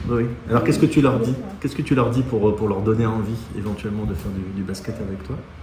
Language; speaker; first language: French; native; French